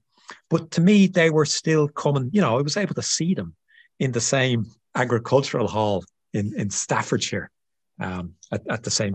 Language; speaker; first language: English; native; English